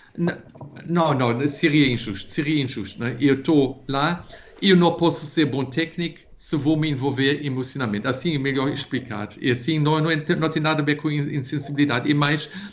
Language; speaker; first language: Portuguese; non-native, fluent; German